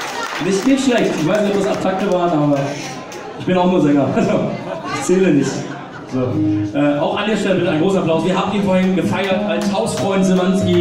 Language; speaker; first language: German; native; German